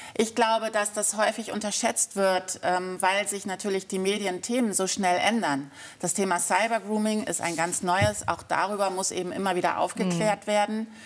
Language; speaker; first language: German; native; German